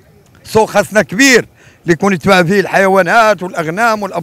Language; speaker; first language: Arabic; native; Arabic